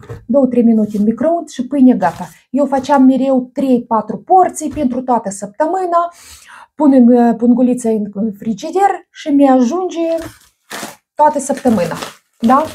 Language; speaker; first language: Romanian; non-native, learner; Russian